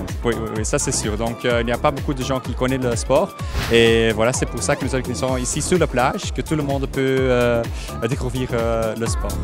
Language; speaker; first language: French; non-native, local second language; Dutch